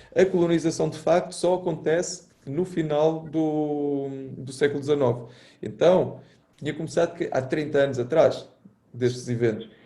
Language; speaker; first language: Portuguese; native; Portuguese